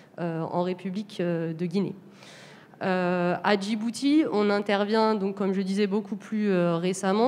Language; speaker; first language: French; native; French